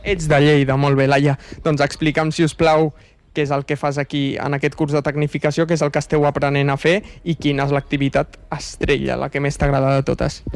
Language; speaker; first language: Catalan; native; Catalan